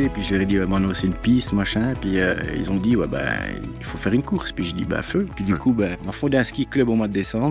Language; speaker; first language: French; native; French